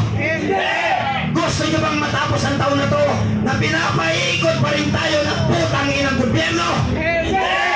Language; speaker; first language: Filipino; native; Filipino